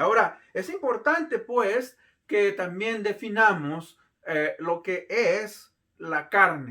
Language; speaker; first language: Spanish; native; Spanish